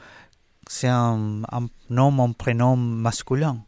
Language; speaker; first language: French; non-native, learner; Spanish